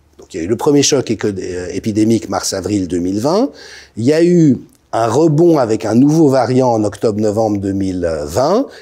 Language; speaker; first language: French; native; French